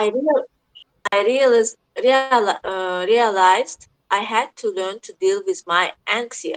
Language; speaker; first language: English; non-native, learner; Azerbaijani